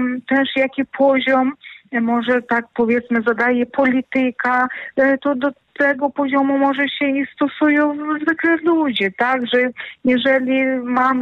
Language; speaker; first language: Polish; non-native, fluent; Ukrainian